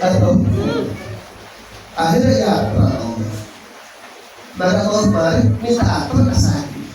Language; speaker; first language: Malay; non-native, local second language; Javanese